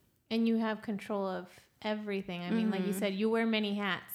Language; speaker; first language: English; early bilingual, other home language; Spanish